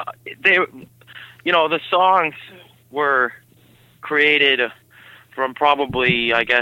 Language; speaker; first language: English; native; English